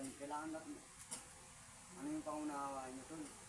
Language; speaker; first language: Filipino; native; Filipino